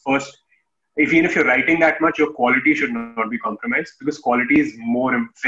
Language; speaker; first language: English; non-native, local second language; Hindi